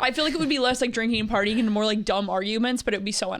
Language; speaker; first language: English; native; English